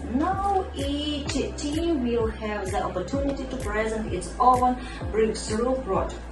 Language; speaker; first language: English; non-native, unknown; Ukrainian